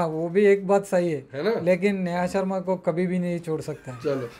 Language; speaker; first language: Hindi; non-native, local second language; Malayalam